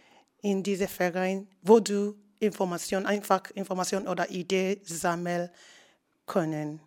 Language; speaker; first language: German; non-native, learner; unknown